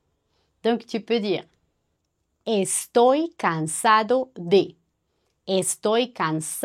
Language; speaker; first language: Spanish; non-native, fluent; French